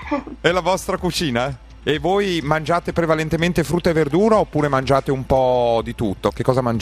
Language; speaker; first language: Italian; native; Italian